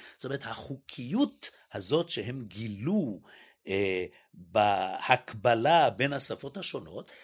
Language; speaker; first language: Hebrew; native; Hebrew